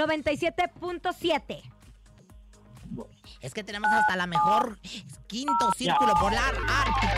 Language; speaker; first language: Spanish; native; Spanish